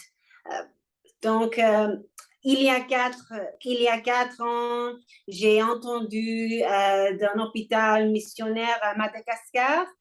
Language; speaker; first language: French; non-native, learner; English